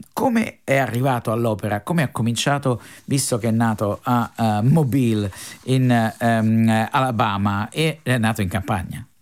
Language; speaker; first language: Italian; native; Italian